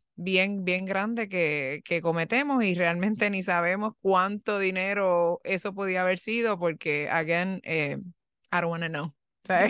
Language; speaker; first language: Spanish; early bilingual, heritage; Spanish